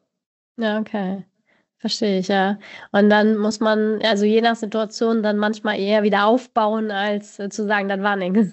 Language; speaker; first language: German; native; German